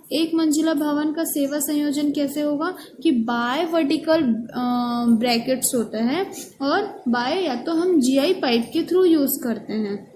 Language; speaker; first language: Hindi; native; Hindi